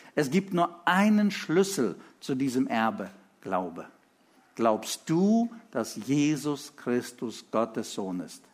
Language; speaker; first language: German; early bilingual, other home language; Russian